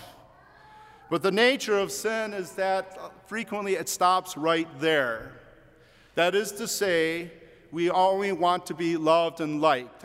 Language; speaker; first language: English; native; English